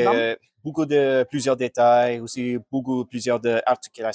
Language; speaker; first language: French; non-native, local second language; English